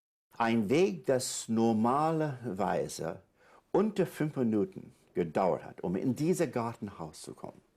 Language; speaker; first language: German; non-native, fluent; English